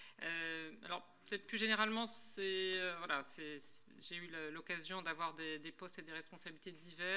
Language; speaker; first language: French; native; French